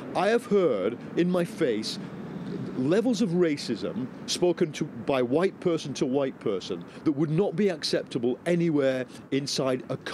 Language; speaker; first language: English; native; English